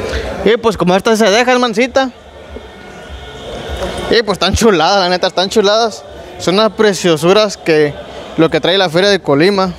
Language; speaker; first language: Spanish; native; Spanish